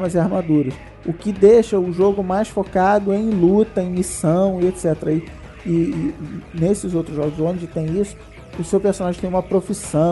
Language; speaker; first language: Portuguese; native; Portuguese